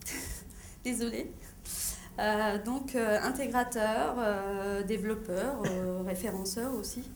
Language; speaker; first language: French; native; French